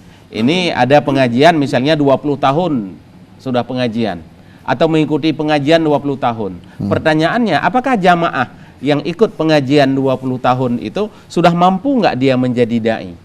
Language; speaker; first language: Indonesian; native; Indonesian